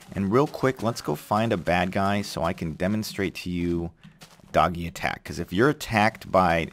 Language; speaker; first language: English; native; English